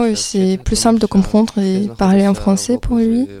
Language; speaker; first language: French; early bilingual, other home language; Ukrainian